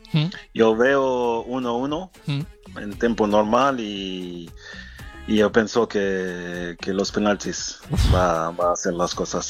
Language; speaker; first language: Spanish; non-native, fluent; French